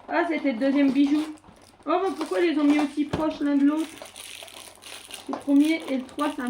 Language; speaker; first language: French; native; French